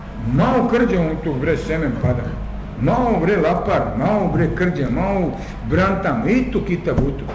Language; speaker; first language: Indonesian; non-native, fluent; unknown